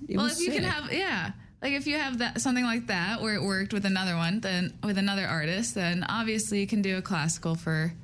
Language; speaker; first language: English; native; English